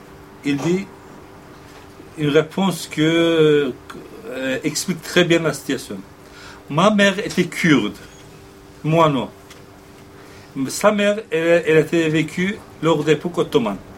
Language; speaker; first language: French; non-native, fluent; Kurdish